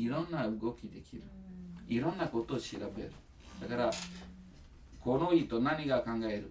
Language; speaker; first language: Japanese; non-native, learner; Italian